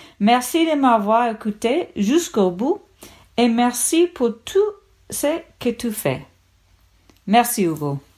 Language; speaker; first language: French; non-native, learner; English